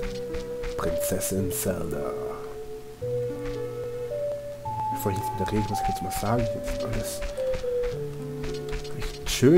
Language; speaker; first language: German; native; German